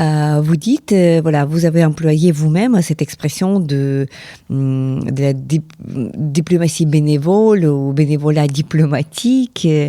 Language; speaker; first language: French; non-native, fluent; Ukrainian